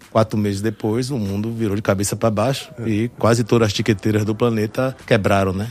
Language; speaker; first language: Portuguese; early bilingual, other home language; French